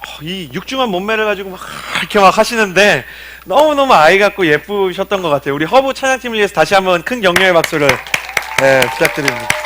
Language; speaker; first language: Korean; native; Korean